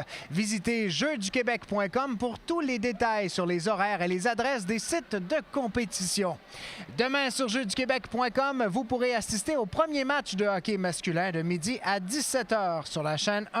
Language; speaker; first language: French; native; French